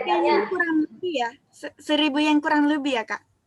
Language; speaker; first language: Indonesian; non-native, fluent; Japanese